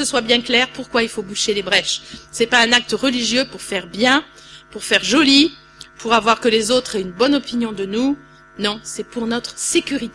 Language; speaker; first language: French; native; French